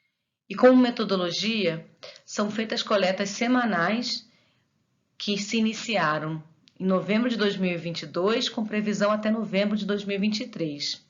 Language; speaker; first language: Portuguese; native; Portuguese